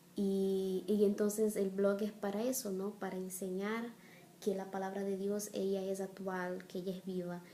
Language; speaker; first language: Spanish; non-native, fluent; Portuguese